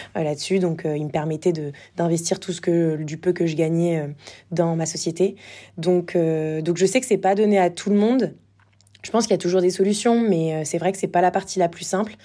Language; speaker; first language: French; native; French